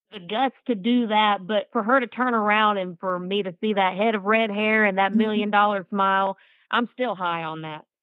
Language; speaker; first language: English; native; English